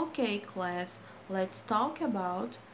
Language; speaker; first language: English; non-native, fluent; Portuguese